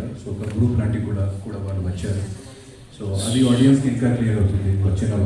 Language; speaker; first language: Telugu; non-native, fluent; Hindi